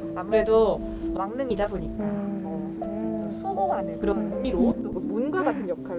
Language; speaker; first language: Korean; native; Korean